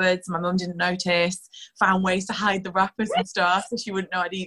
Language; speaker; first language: English; native; English